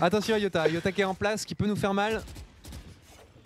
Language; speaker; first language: French; native; French